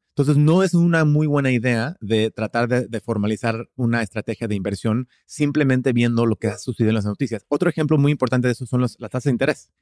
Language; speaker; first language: Spanish; early bilingual, heritage; Spanish